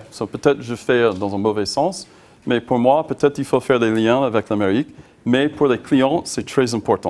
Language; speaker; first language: French; non-native, learner; English